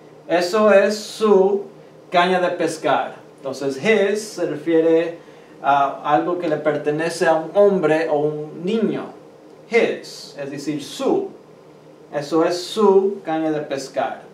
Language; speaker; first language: Spanish; early bilingual, heritage; Spanish